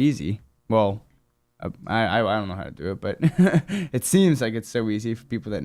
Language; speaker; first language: English; native; English